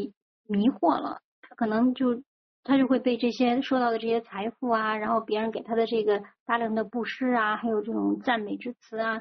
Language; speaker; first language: Chinese; native; Chinese